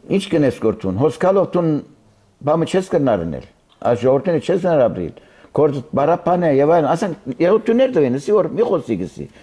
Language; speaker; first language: Armenian; early bilingual, heritage; Armenian